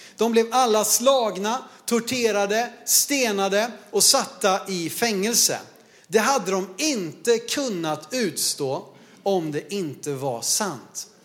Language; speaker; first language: Swedish; native; Swedish